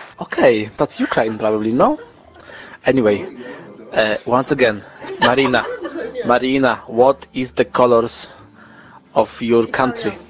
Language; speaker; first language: English; non-native, learner; Polish